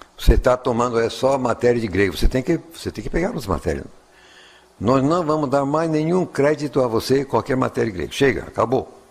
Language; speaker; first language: Portuguese; non-native, fluent; English